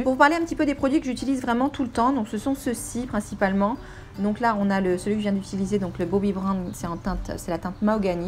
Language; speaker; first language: French; native; French